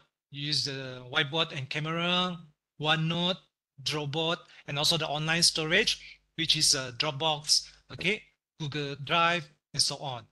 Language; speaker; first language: English; non-native, local second language; Malay